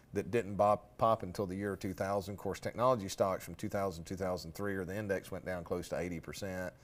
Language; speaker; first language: English; native; English